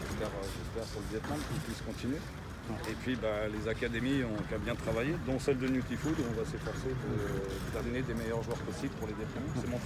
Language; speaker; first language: French; native; French